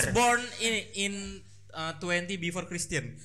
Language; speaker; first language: English; non-native, learner; Indonesian